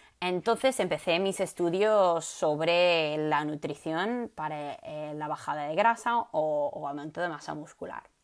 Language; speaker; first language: Spanish; non-native, fluent; English